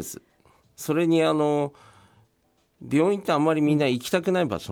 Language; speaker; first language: Japanese; native; Japanese